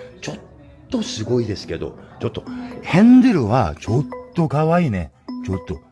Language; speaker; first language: Japanese; non-native, learner; Korean